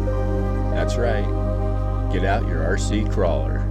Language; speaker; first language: English; native; English